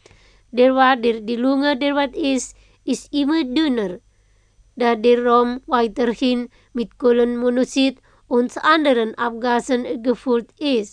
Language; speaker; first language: German; non-native, fluent; Indonesian